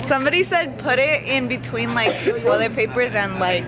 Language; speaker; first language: English; early bilingual, other home language; Spanish